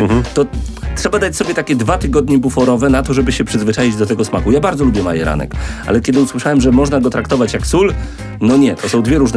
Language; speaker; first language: Polish; native; Polish